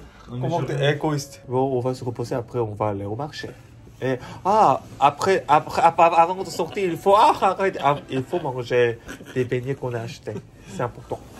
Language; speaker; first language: French; non-native, fluent; Korean